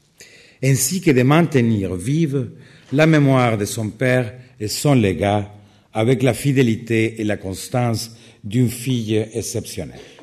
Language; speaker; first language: French; non-native, fluent; Spanish